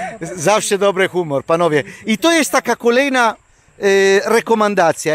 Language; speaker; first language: Polish; non-native, learner; Italian